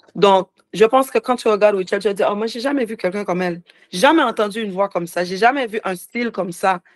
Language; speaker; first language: French; native; French